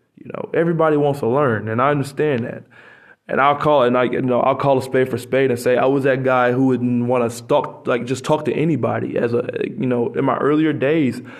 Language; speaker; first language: English; native; English